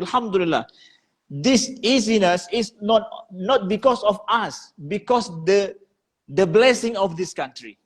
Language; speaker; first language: English; non-native, learner; Indonesian